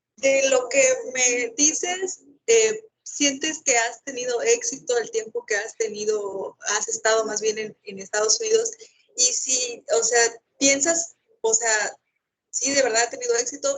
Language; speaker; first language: Spanish; native; Spanish